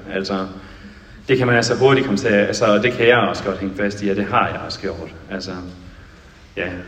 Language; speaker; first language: Danish; native; Danish